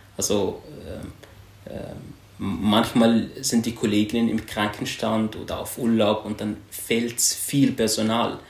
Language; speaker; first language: German; non-native, fluent; Arabic